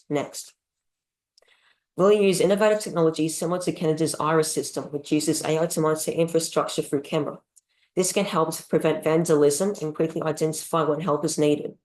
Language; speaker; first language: English; native; English